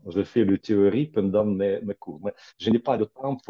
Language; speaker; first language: French; non-native, fluent; Russian